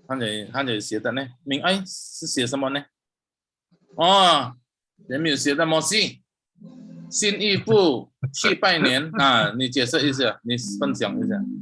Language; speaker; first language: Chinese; early bilingual, heritage; Chinese